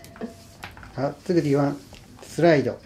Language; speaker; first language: Chinese; non-native, fluent; Japanese